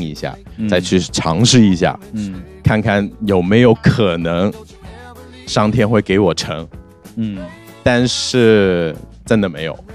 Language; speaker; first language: Chinese; non-native, local second language; Cantonese